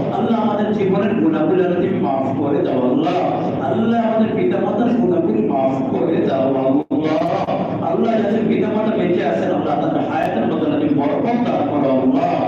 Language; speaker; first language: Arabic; non-native, fluent; Bangla